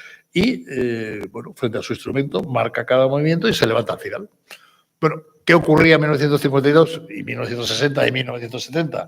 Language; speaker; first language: Spanish; native; Spanish